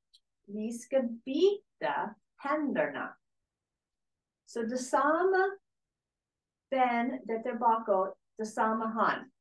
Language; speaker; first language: Swedish; non-native, learner; English